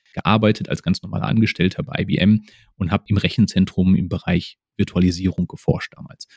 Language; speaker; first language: German; native; German